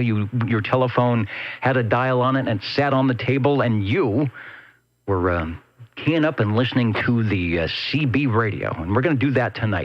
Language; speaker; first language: English; native; English